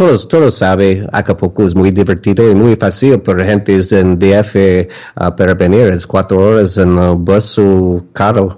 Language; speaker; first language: Spanish; non-native, learner; English